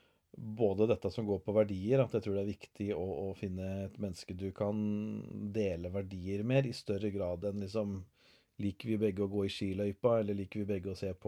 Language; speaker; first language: Norwegian; native; Norwegian